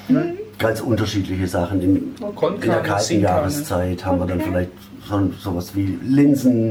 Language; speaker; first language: German; native; German